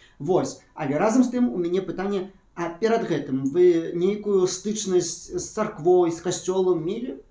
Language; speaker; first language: Belarusian; native; Belarusian